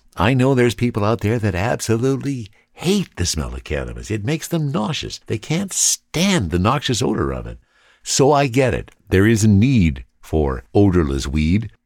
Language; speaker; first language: English; native; English